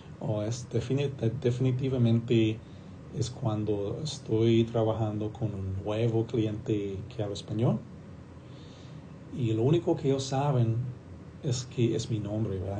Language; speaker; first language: Spanish; non-native, fluent; English